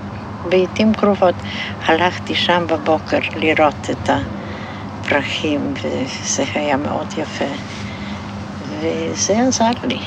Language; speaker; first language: Hebrew; non-native, fluent; Polish